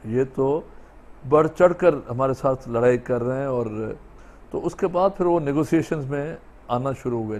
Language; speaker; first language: Urdu; non-native, local second language; Sindhi